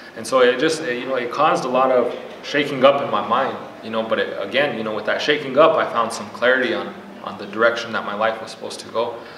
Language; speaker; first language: English; native; English